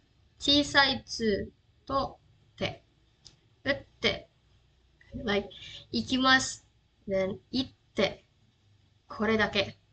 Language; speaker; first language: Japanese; non-native, learner; Indonesian